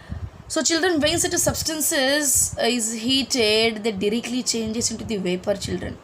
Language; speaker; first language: English; non-native, local second language; Hindi